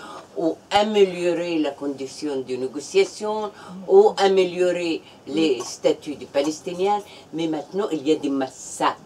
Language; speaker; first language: French; non-native, fluent; Arabic